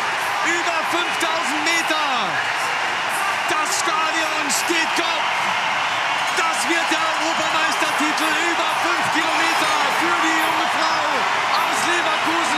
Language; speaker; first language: German; native; German